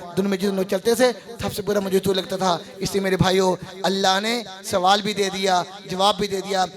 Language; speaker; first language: Urdu; non-native, local second language; Punjabi